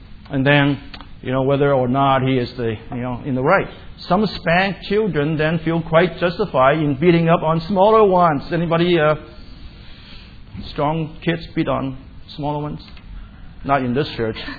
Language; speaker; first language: English; native; English